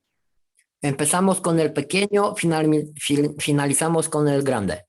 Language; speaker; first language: Spanish; non-native, fluent; Romanian